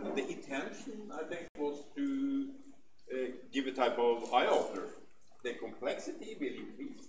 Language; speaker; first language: English; non-native, fluent; Norwegian